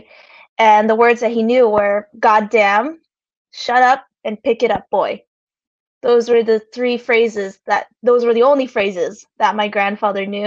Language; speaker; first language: English; native; English